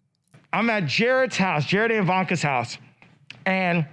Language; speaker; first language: English; native; English